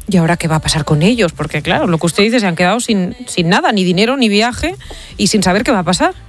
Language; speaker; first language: Spanish; native; Spanish